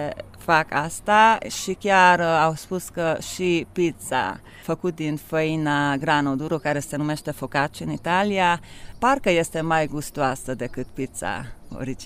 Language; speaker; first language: Romanian; non-native, local second language; Hungarian